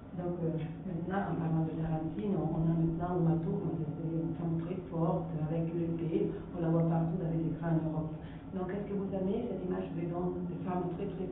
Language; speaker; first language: French; non-native, fluent; Italian